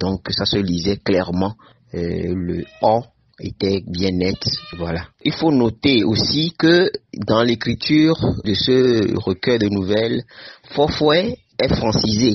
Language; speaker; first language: French; non-native, local second language; Ewe